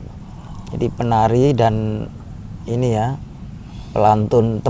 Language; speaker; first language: Indonesian; native; Indonesian